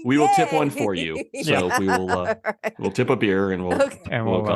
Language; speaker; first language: English; native; English